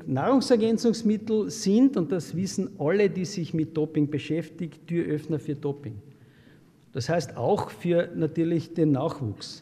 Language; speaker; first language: German; native; German